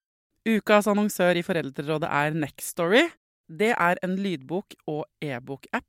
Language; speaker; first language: Norwegian; native; Norwegian